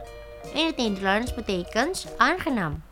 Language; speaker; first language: Dutch; non-native, learner; Indonesian